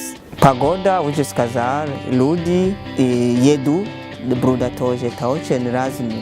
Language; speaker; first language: Russian; non-native, learner; Rundi